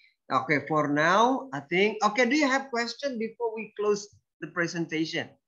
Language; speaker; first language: English; non-native, fluent; Indonesian